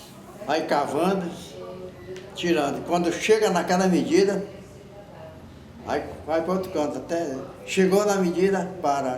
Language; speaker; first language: Portuguese; native; Portuguese